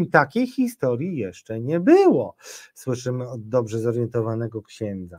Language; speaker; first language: Polish; native; Polish